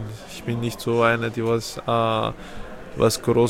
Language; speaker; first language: German; non-native, fluent; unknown